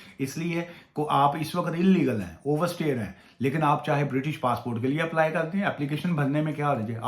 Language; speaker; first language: Urdu; non-native, local second language; Punjabi